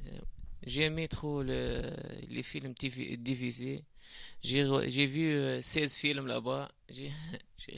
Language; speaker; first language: French; non-native, learner; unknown